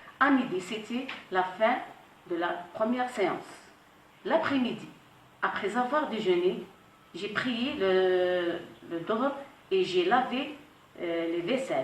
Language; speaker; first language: French; non-native, fluent; Arabic